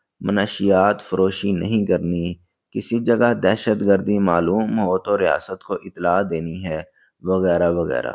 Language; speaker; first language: Urdu; native; Urdu